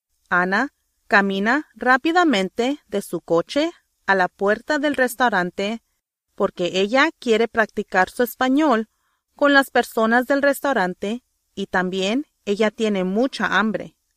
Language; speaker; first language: Spanish; non-native, learner; English